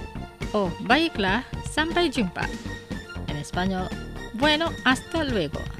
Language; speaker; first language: Spanish; non-native, fluent; Indonesian